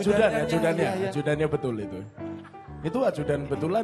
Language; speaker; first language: Indonesian; native; Indonesian